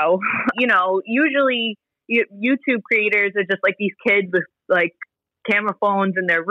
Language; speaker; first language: English; early bilingual, other home language; Italian